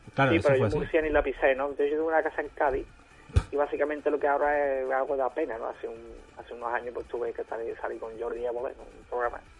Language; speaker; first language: Spanish; non-native, fluent; German